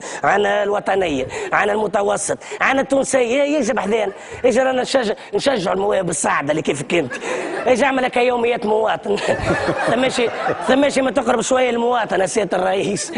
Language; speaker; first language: Arabic; native; Arabic